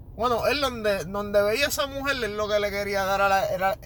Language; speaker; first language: Spanish; native; Spanish